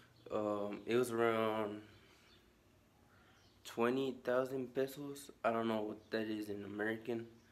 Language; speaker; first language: English; early bilingual, other home language; Spanish